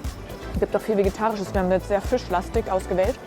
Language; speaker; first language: German; native; German